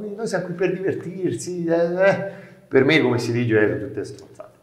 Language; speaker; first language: Italian; native; Italian